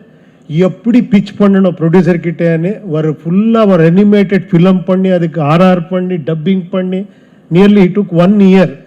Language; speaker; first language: Tamil; non-native, learner; Kannada